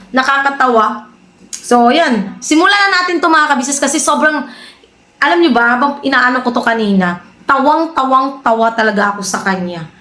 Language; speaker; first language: Filipino; native; Filipino